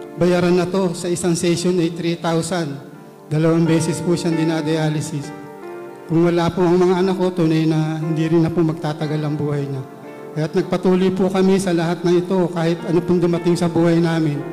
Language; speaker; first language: Filipino; native; Filipino